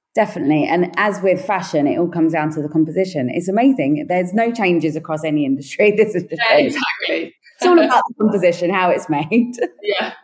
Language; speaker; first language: English; native; English